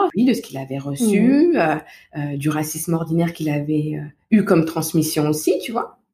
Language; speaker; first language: French; native; French